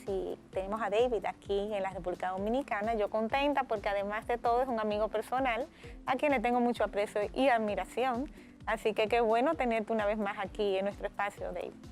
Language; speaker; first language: Spanish; native; Spanish